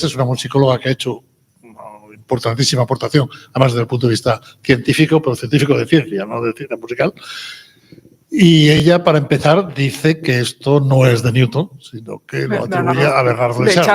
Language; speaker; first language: Spanish; native; Spanish